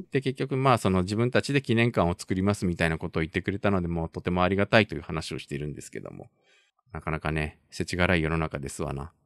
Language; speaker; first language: Japanese; native; Japanese